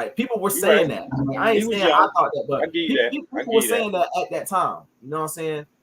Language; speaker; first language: English; native; English